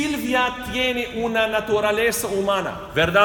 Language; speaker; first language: Spanish; non-native, fluent; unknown